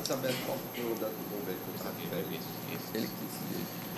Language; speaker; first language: Portuguese; native; Portuguese